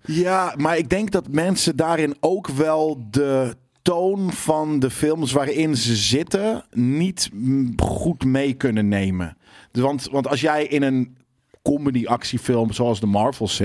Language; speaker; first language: Dutch; native; Dutch